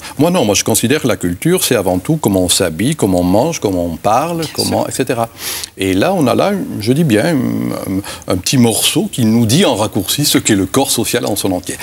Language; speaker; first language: French; native; French